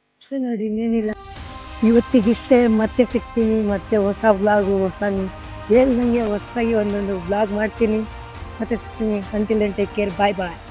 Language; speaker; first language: Kannada; non-native, local second language; Lambadi